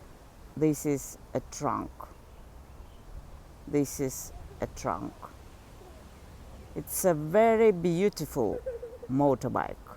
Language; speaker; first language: English; non-native, fluent; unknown